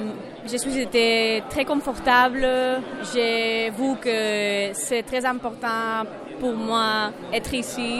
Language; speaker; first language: French; non-native, learner; Spanish